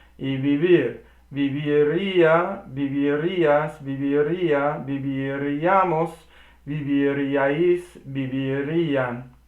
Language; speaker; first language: Spanish; non-native, learner; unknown